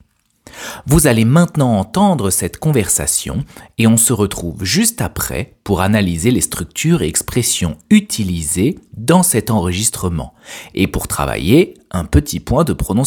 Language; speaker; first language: French; native; French